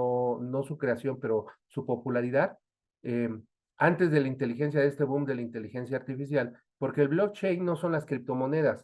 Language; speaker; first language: Spanish; native; Spanish